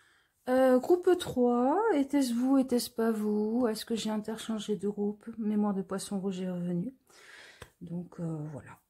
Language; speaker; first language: French; native; French